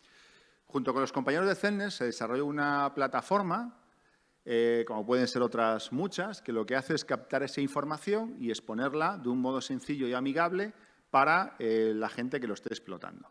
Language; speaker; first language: Spanish; native; Spanish